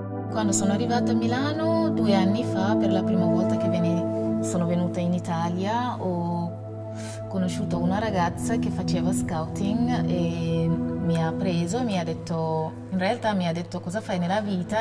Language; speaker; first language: Italian; non-native, fluent; Wolof